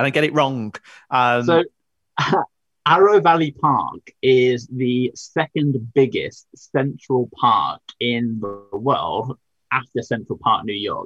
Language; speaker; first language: English; native; English